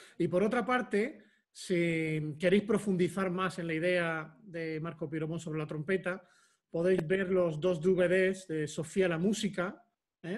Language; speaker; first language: Spanish; native; Spanish